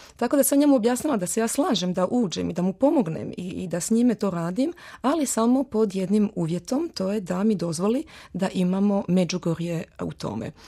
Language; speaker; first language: Croatian; early bilingual, heritage; Croatian